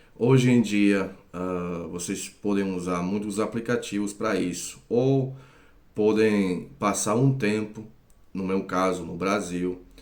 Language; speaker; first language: Portuguese; non-native, fluent; Croatian